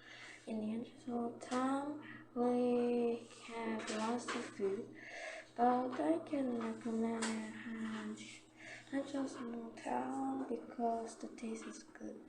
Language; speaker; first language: English; non-native, learner; Korean